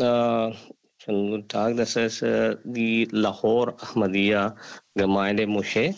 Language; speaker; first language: German; non-native, learner; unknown